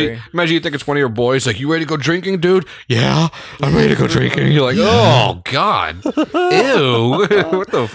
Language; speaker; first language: English; native; English